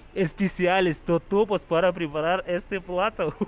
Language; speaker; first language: Spanish; non-native, learner; Russian